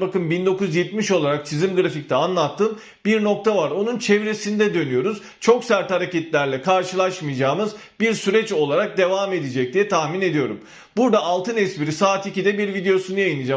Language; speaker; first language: Turkish; native; Turkish